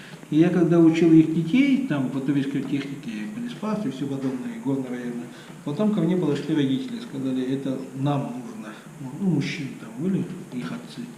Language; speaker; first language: Russian; native; Russian